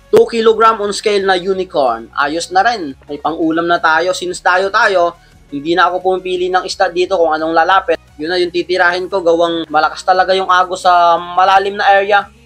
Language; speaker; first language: Filipino; non-native, local second language; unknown